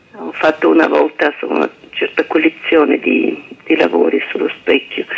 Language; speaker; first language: Italian; non-native, fluent; Russian